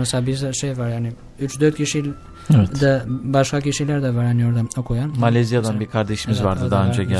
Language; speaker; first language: Turkish; non-native, learner; Albanian